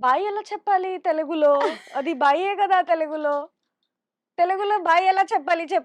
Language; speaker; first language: Telugu; non-native, learner; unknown